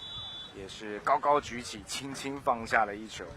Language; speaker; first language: Chinese; native; Chinese